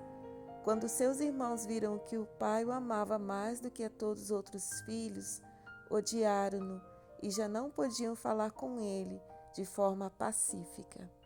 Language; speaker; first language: Portuguese; native; Portuguese